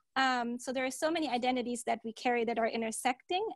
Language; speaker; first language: English; early bilingual, heritage; German